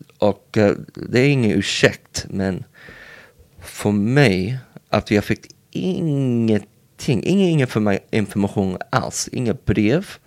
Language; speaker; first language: Swedish; non-native, learner; English